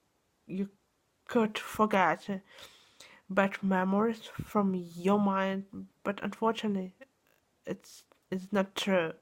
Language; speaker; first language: English; non-native, learner; Russian